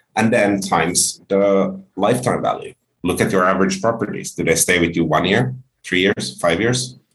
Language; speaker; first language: English; non-native, fluent; Finnish